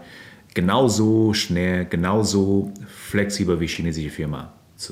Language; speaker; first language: German; non-native, fluent; Chinese